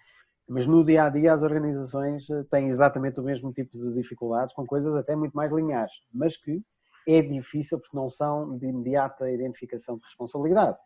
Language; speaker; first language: Portuguese; native; Portuguese